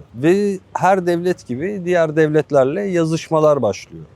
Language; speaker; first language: Turkish; native; Turkish